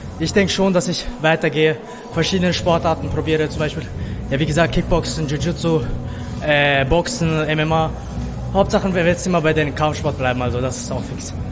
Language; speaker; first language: German; non-native, fluent; Persian